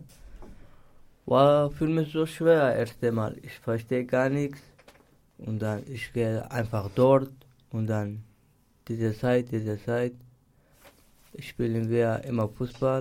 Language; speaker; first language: German; non-native, learner; Turkish